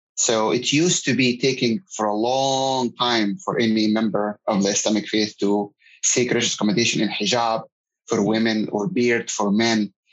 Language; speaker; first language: English; non-native, fluent; Arabic